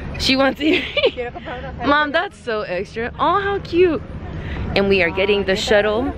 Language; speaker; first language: English; early bilingual, other home language; Spanish